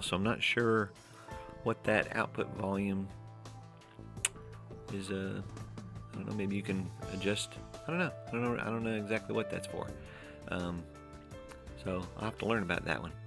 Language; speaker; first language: English; native; English